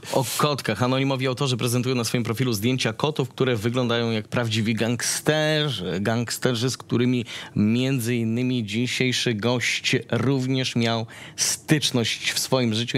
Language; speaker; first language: Polish; native; Polish